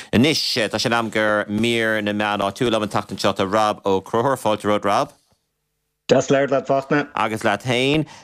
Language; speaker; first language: Irish; native; Irish